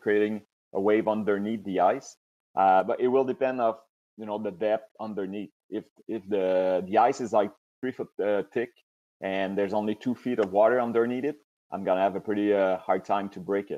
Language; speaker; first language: English; non-native, local second language; French